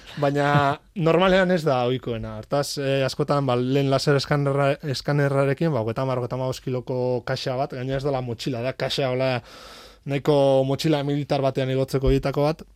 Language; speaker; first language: Basque; native; Basque